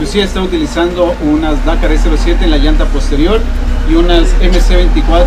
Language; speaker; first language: Spanish; native; Spanish